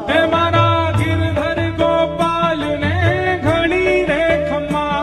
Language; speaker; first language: Hindi; native; Hindi